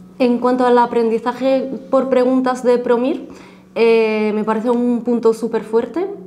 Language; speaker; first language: Spanish; non-native, fluent; Arabic